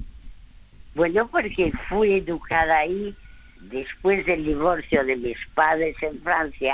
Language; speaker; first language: Spanish; early bilingual, other home language; French